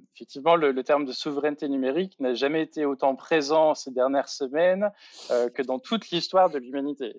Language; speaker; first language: French; native; French